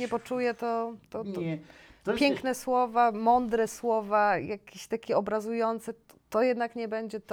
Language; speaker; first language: Polish; native; Polish